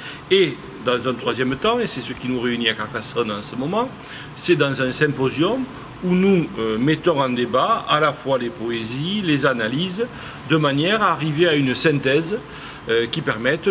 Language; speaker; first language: French; native; French